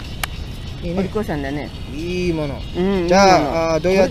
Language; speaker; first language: Japanese; non-native, learner; English